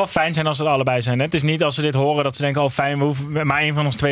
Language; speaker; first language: Dutch; native; Dutch